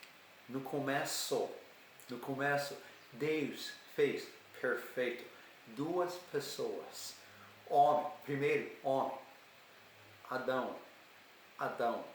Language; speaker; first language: Portuguese; non-native, learner; English